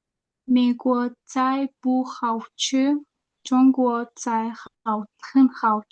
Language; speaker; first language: Chinese; non-native, learner; Uzbek